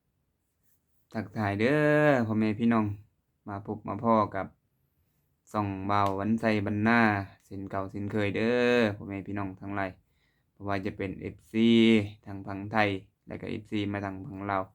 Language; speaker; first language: Thai; non-native, local second language; Lao